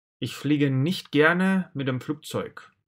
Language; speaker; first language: German; non-native, fluent; Russian